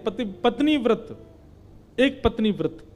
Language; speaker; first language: Hindi; native; Hindi